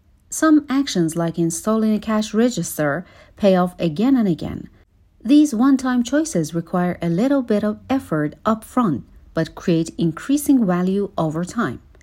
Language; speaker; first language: English; non-native, fluent; Persian